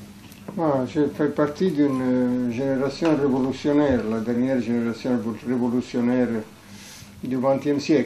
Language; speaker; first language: French; non-native, fluent; Italian